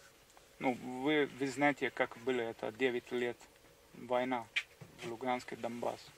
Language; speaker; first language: Russian; non-native, learner; English